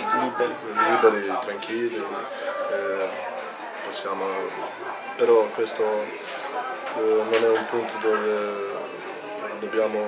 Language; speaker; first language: Italian; non-native, learner; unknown